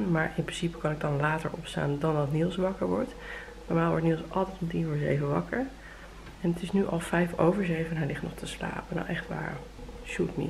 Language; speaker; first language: Dutch; native; Dutch